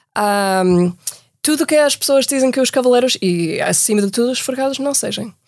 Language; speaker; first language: Portuguese; non-native, fluent; English